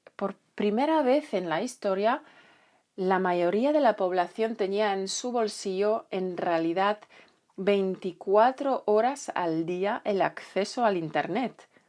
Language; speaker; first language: Spanish; non-native, fluent; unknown